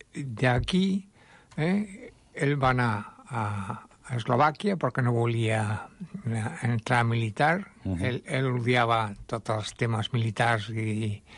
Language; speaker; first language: Catalan; early bilingual, other home language; Spanish